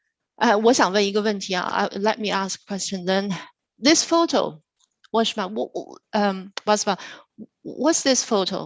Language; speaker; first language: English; non-native, fluent; Chinese